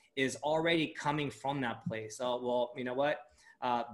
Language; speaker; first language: English; early bilingual, other home language; Japanese